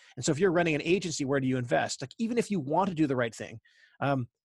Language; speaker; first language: English; native; English